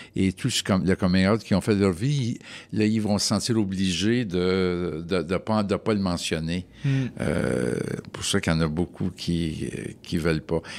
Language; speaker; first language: French; native; French